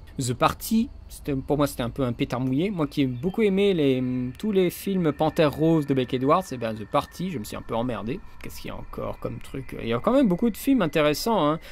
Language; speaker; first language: French; native; French